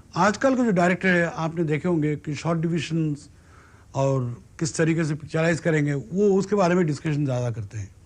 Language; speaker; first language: Hindi; non-native, local second language; Bangla